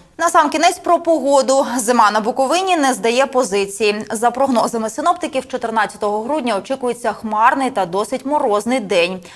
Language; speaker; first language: Ukrainian; native; Ukrainian